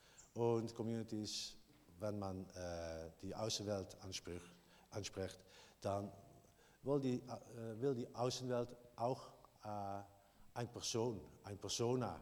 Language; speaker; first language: German; non-native, learner; Dutch